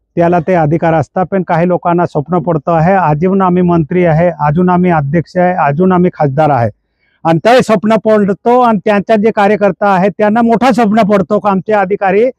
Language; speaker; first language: Marathi; non-native, local second language; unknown